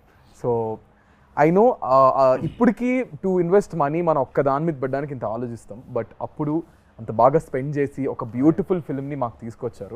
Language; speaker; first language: Telugu; native; Telugu